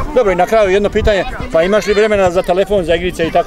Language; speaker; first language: Serbian; native; Serbian